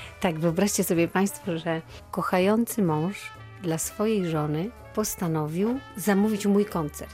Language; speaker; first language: Polish; native; Polish